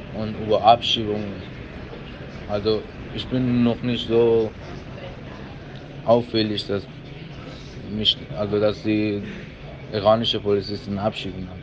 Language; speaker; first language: German; non-native, learner; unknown